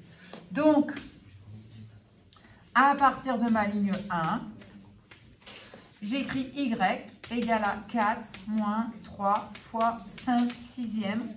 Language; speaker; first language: French; native; French